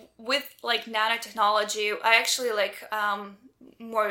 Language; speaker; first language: English; non-native, fluent; Russian